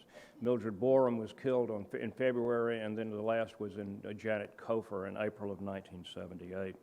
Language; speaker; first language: English; native; English